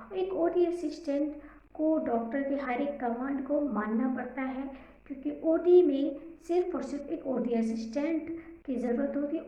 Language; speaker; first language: Hindi; native; Hindi